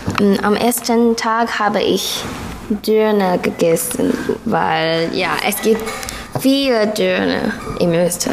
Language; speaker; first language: German; non-native, learner; Chinese